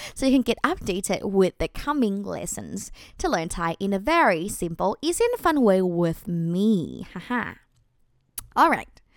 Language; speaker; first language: English; non-native, fluent; Thai